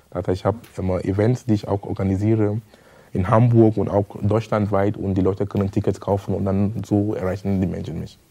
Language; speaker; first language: German; non-native, fluent; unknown